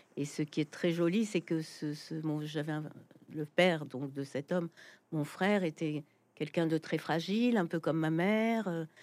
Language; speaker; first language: French; native; French